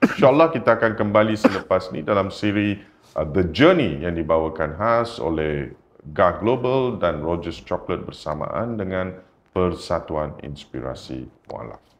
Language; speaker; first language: Malay; native; Malay